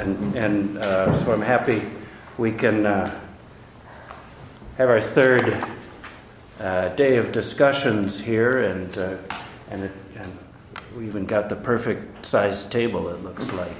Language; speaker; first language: English; native; English